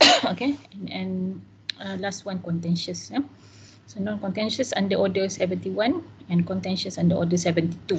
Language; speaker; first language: English; non-native, local second language; Malay